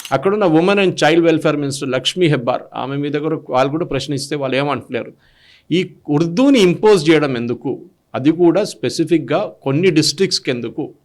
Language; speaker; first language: Telugu; native; Telugu